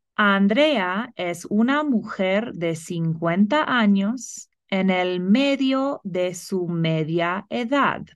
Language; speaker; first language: Spanish; non-native, fluent; English